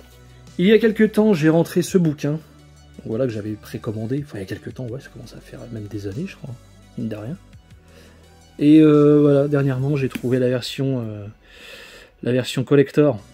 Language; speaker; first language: French; native; French